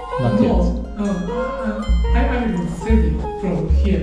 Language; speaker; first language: English; non-native, learner; Japanese